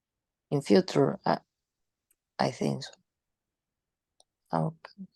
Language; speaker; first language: English; non-native, learner; Spanish